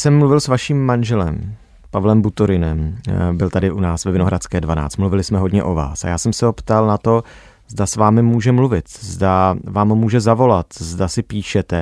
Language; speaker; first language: Czech; native; Czech